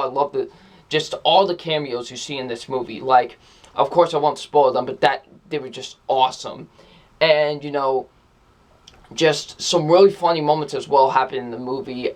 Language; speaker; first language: English; native; English